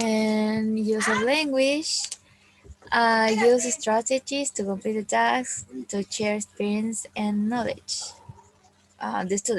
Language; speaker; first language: English; non-native, learner; Spanish